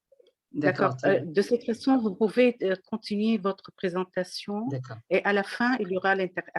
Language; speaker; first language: French; non-native, local second language; Arabic